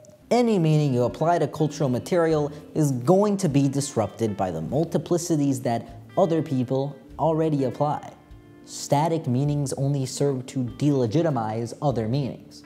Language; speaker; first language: English; native; English